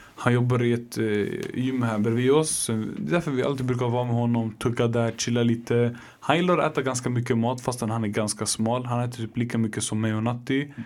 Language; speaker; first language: Swedish; early bilingual, other home language; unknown